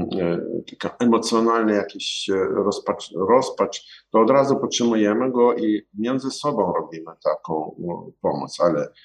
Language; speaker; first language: Polish; non-native, learner; Ukrainian